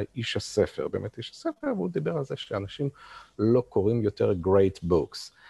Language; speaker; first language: Hebrew; non-native, fluent; Russian